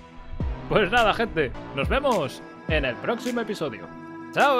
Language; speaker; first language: Spanish; native; Spanish